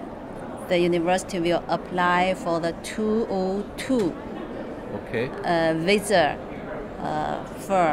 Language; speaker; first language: English; non-native, learner; Chinese